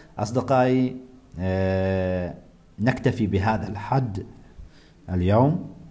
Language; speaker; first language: Arabic; native; Arabic